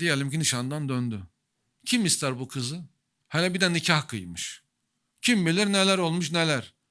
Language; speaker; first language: Turkish; native; Turkish